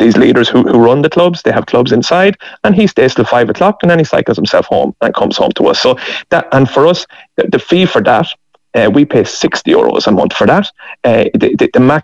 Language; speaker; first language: English; native; English